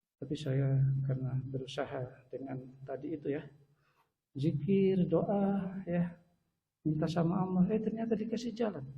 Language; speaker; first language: Indonesian; native; Indonesian